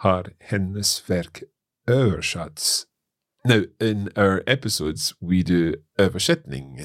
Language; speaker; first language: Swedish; non-native, learner; English